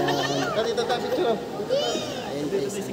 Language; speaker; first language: Filipino; native; Filipino